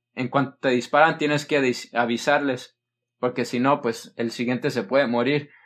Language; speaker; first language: Spanish; early bilingual, heritage; Spanish